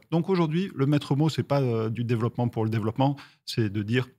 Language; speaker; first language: French; native; French